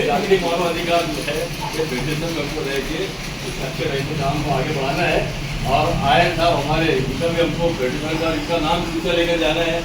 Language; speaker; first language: Hindi; native; Hindi